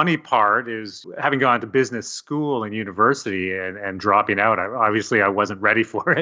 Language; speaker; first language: English; native; English